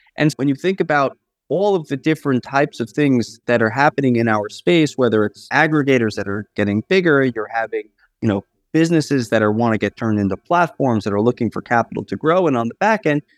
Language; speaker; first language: English; native; English